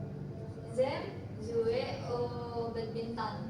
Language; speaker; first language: French; non-native, learner; Indonesian